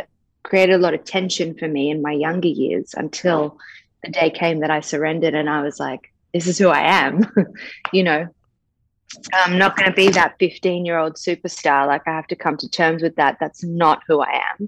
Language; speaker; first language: English; native; English